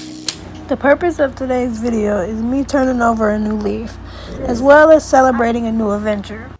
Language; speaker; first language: English; native; English